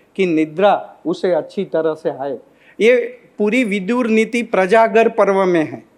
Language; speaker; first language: Hindi; non-native, local second language; Gujarati